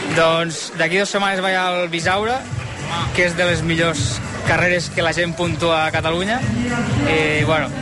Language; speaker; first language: Catalan; native; Catalan